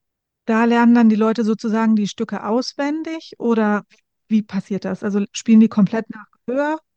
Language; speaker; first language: German; native; German